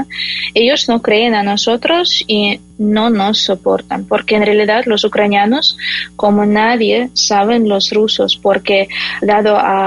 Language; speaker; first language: Spanish; non-native, fluent; Ukrainian